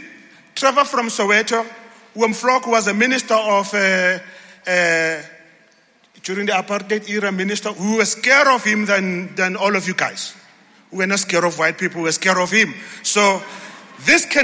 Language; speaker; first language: English; non-native, local second language; Zulu